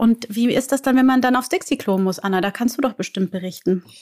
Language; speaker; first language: German; native; German